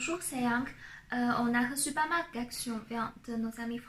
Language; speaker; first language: French; non-native, fluent; Chinese